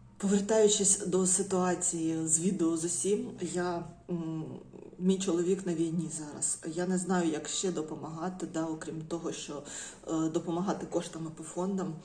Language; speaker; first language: Ukrainian; non-native, local second language; Russian